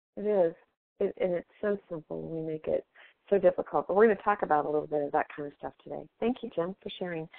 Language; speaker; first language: English; native; English